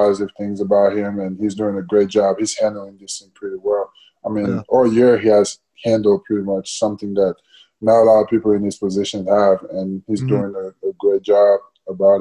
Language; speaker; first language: English; non-native, fluent; Wolof